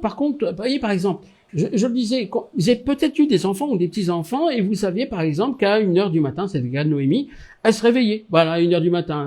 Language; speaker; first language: French; native; French